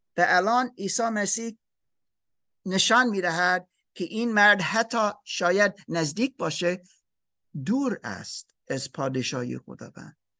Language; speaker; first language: Persian; non-native, learner; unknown